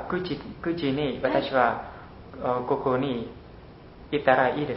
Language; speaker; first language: Japanese; non-native, learner; Khmer